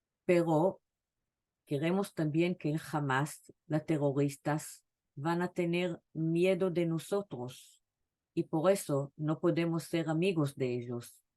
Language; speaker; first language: Spanish; non-native, fluent; Hebrew